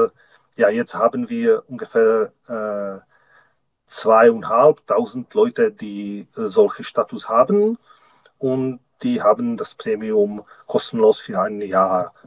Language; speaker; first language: German; non-native, learner; Czech